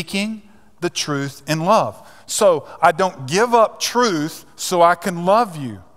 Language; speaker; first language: English; native; English